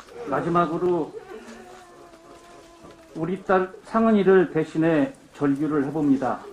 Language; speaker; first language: Korean; native; Korean